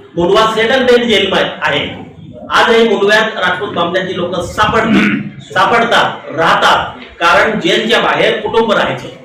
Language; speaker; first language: Marathi; non-native, local second language; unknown